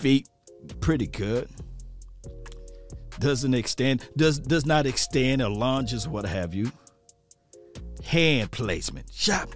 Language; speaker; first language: English; native; English